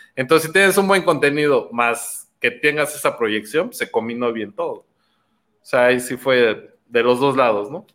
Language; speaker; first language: Spanish; native; Spanish